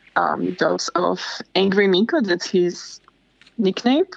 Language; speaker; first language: English; non-native, fluent; Slovak